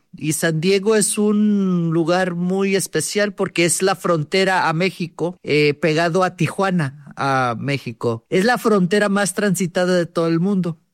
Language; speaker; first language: Spanish; early bilingual, heritage; Spanish